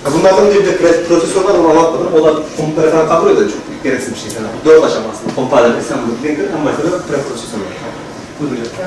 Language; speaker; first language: Turkish; native; Turkish